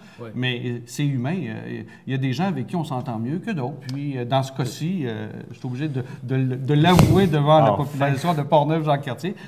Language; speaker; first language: French; native; French